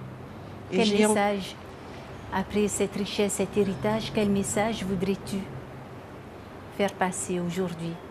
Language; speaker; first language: French; native; French